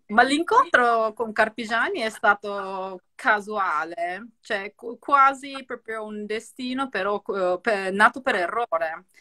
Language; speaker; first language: Italian; non-native, fluent; Japanese